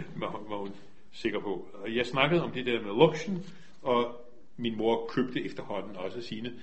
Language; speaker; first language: Danish; native; Danish